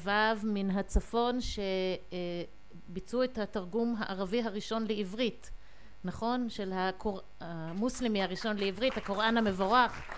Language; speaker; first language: Hebrew; native; Hebrew